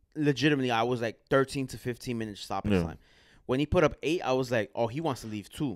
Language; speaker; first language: English; early bilingual, other home language; Spanish